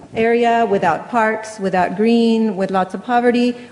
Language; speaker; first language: English; native; English